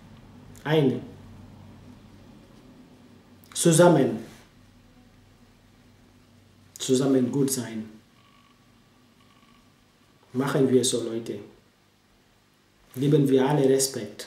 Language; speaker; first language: German; non-native, learner; French